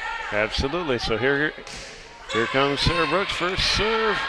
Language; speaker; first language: English; native; English